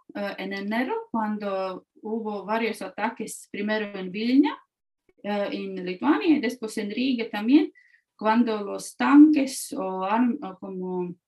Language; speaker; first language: Spanish; non-native, fluent; Latvian